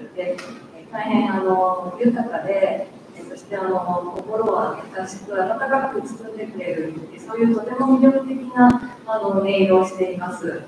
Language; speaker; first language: Japanese; native; Japanese